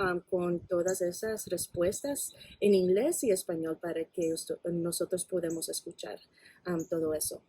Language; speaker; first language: Spanish; non-native, fluent; English